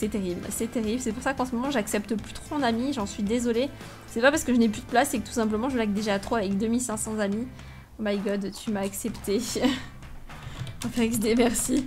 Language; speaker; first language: French; native; French